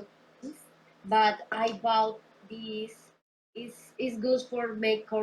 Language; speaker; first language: English; non-native, learner; Spanish